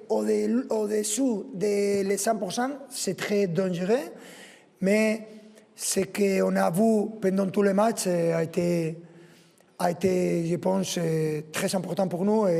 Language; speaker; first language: French; non-native, fluent; Spanish